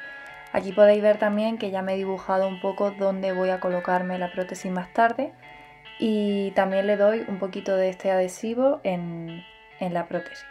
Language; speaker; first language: Spanish; native; Spanish